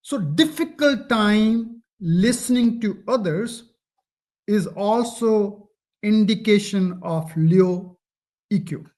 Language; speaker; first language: English; non-native, local second language; Punjabi